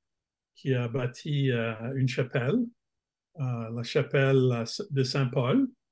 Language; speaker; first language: French; non-native, fluent; English